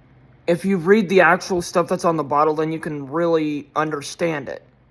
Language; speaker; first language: English; native; English